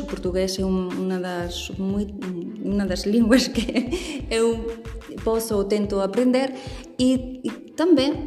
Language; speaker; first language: Portuguese; non-native, fluent; Spanish